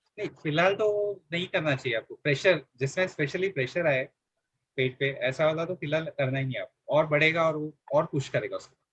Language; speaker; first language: Hindi; non-native, local second language; Marathi